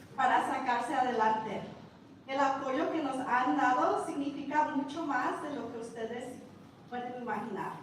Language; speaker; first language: Spanish; early bilingual, heritage; Spanish